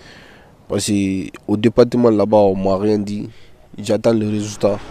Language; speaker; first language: French; non-native, learner; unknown